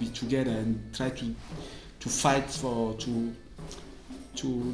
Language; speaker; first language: English; non-native, learner; Ewe